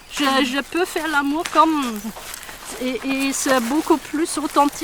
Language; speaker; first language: French; non-native, fluent; German